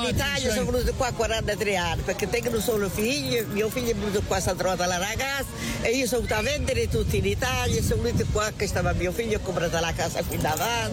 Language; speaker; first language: Italian; native; Italian